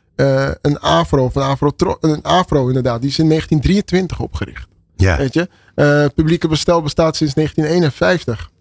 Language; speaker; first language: Dutch; native; Dutch